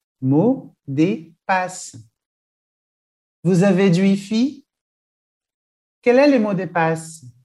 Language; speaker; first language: French; non-native, fluent; Portuguese